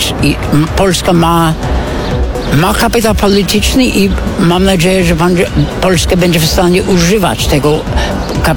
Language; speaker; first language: Polish; non-native, fluent; English